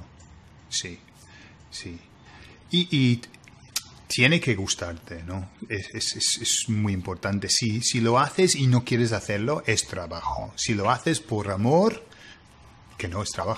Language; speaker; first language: Spanish; non-native, fluent; English